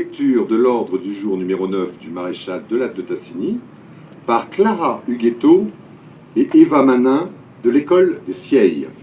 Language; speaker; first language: French; native; French